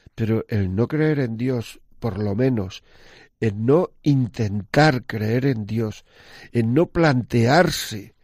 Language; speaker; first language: Spanish; native; Spanish